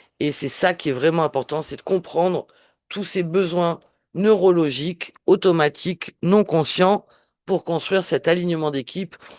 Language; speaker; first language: French; native; French